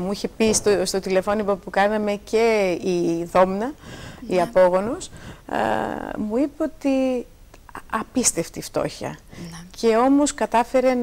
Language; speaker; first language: Greek; native; Greek